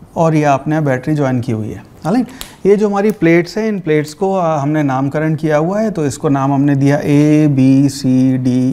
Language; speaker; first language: Hindi; native; Hindi